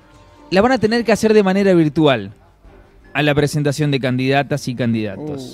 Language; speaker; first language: Spanish; native; Spanish